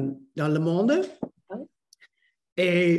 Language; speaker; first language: French; non-native, learner; Dutch